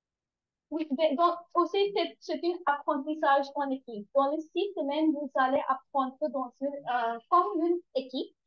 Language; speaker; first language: French; non-native, learner; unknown